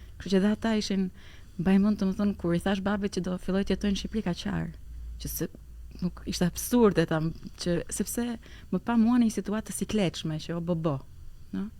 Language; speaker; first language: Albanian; early bilingual, heritage; Albanian